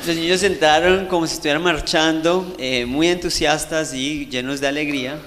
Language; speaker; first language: Spanish; native; Spanish